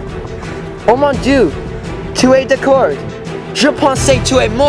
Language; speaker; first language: French; non-native, learner; English